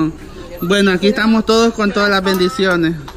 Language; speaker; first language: Spanish; native; Spanish